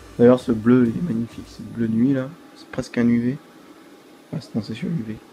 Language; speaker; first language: French; native; French